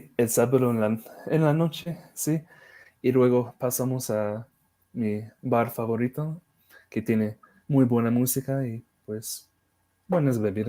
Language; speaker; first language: Spanish; non-native, fluent; English